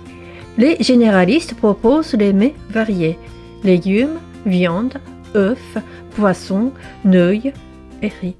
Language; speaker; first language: French; non-native, fluent; Japanese